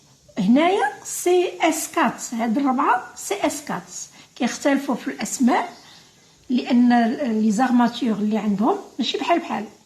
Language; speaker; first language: Arabic; native; Arabic